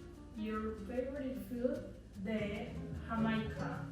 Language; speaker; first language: English; non-native, learner; Spanish